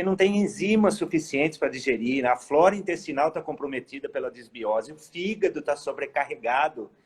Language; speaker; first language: Portuguese; native; Portuguese